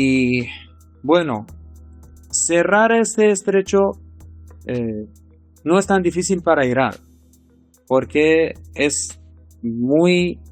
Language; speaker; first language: Spanish; non-native, fluent; Persian